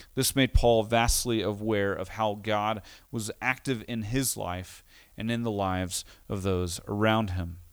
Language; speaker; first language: English; native; English